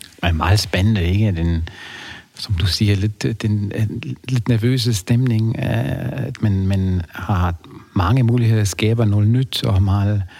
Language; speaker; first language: Danish; non-native, fluent; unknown